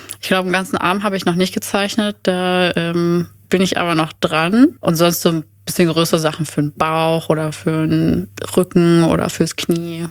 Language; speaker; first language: German; native; German